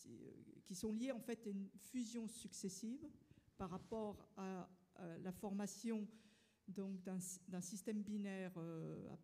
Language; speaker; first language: French; native; French